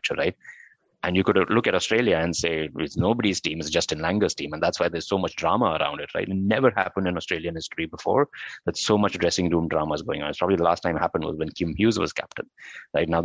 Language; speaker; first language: English; non-native, local second language; Hindi